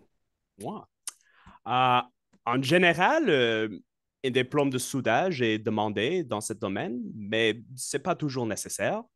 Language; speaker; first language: French; non-native, local second language; English